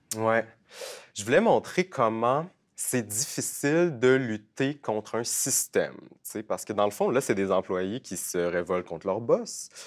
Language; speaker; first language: French; native; French